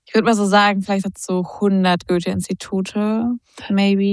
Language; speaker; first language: German; native; German